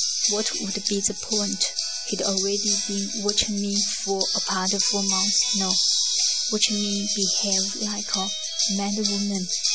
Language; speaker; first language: English; non-native, learner; Chinese